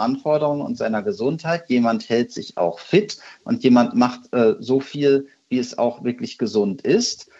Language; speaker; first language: German; native; German